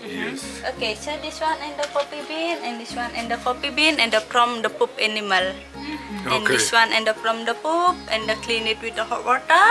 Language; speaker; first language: English; non-native, learner; Indonesian